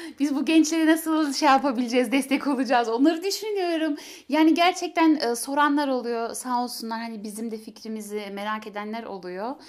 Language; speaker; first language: Turkish; early bilingual, heritage; Turkish